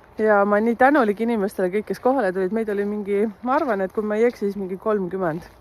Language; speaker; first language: Estonian; native; Estonian